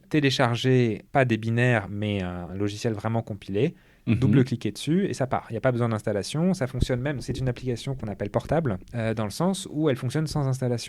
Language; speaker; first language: French; native; French